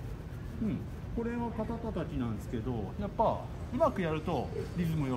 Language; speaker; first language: Japanese; native; Japanese